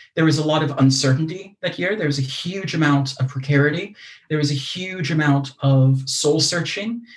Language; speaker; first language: English; native; English